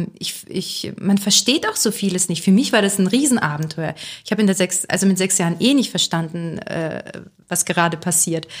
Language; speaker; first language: German; early bilingual, other home language; Russian